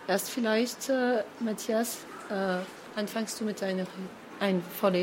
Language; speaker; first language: German; non-native, fluent; French